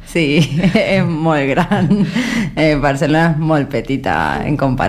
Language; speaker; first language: Catalan; non-native, learner; Spanish